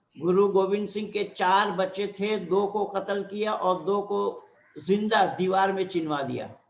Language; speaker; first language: Hindi; non-native, local second language; Bangla